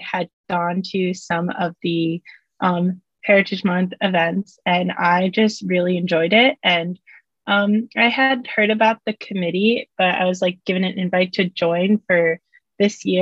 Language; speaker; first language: English; native; English